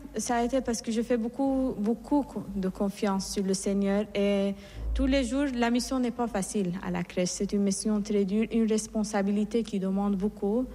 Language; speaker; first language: French; non-native, fluent; Persian